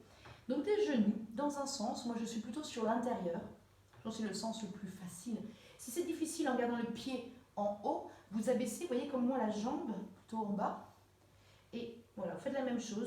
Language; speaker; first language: French; native; French